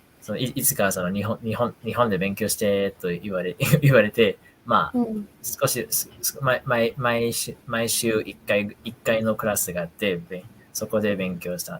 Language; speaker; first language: Japanese; non-native, fluent; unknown